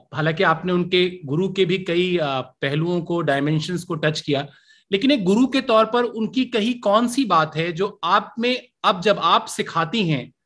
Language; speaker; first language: Hindi; native; Hindi